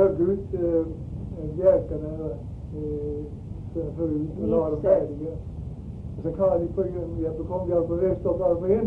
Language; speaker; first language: Swedish; early bilingual, heritage; Swedish